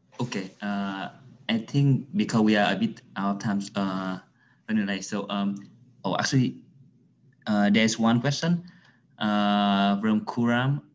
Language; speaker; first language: English; non-native, fluent; Vietnamese